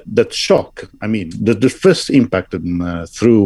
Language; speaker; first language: English; non-native, fluent; Italian